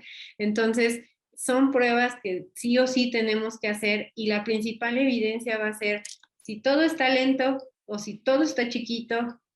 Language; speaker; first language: Spanish; native; Spanish